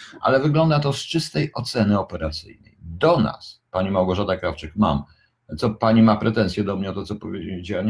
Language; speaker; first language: Polish; native; Polish